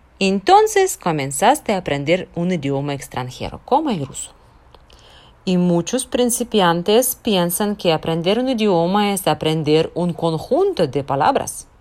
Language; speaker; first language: Spanish; non-native, fluent; Russian